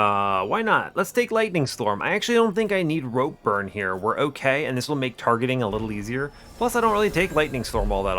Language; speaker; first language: English; native; English